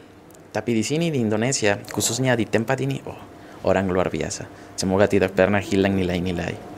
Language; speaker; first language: Indonesian; non-native, fluent; Spanish